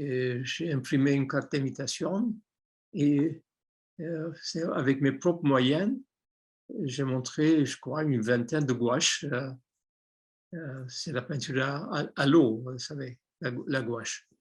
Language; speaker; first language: French; non-native, fluent; Armenian